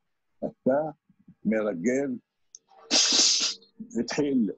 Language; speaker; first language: Hebrew; non-native, fluent; Arabic